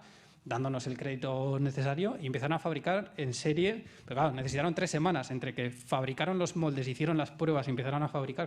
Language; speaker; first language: Spanish; native; Spanish